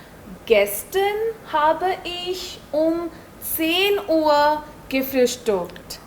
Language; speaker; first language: German; non-native, learner; Hindi